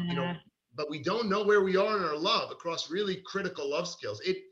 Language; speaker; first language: English; early bilingual, other home language; Hebrew